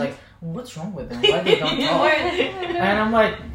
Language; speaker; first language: English; non-native, fluent; Azerbaijani